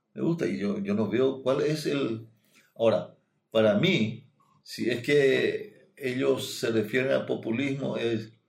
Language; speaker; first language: Spanish; native; Spanish